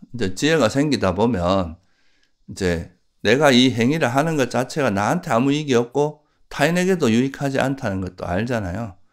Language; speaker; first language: Korean; native; Korean